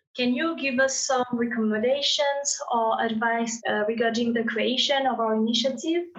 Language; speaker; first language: English; non-native, fluent; French